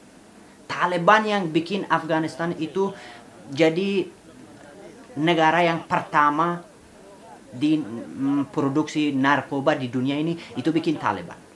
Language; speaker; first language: Indonesian; non-native, fluent; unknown